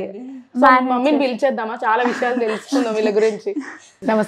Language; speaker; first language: Telugu; native; Telugu